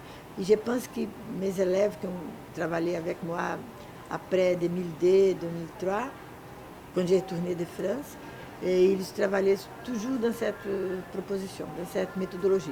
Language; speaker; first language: French; non-native, fluent; Portuguese